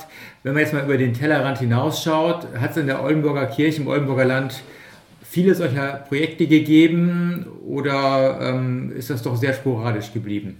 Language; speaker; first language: German; native; German